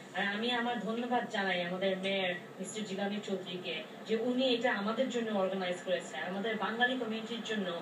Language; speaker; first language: Bangla; early bilingual, heritage; English